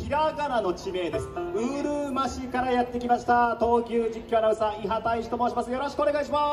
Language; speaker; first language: Japanese; native; Japanese